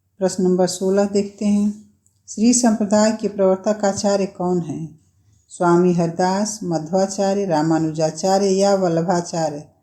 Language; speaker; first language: Hindi; native; Hindi